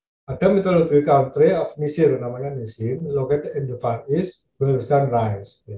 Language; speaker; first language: English; non-native, fluent; Indonesian